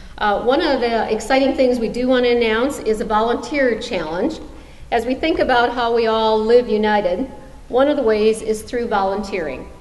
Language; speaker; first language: English; native; English